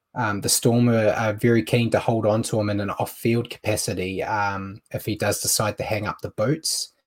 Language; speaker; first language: English; native; English